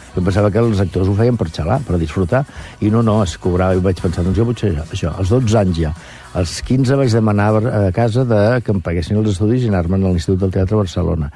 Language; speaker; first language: Catalan; native; Catalan